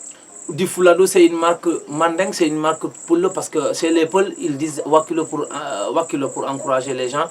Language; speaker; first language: French; non-native, local second language; Mandingo